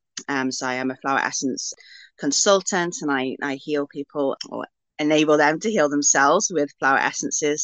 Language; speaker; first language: English; native; English